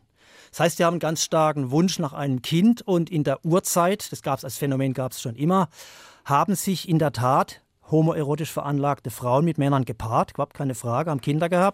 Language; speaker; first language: German; native; German